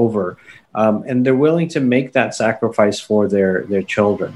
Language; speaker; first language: English; native; English